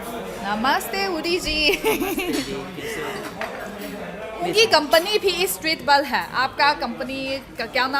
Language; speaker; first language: Hindi; non-native, fluent; Chinese